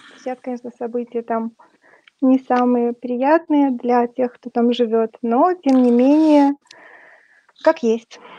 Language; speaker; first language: Russian; native; Russian